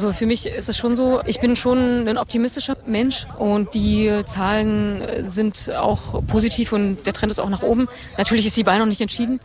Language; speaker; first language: German; native; German